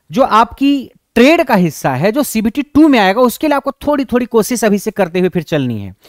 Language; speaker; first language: Hindi; native; Hindi